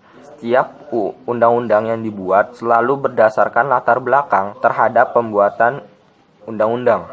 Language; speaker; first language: Indonesian; native; Indonesian